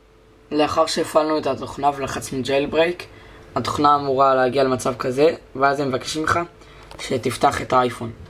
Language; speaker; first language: Hebrew; native; Hebrew